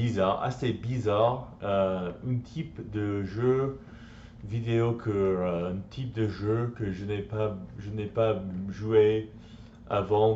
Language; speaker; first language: French; non-native, learner; English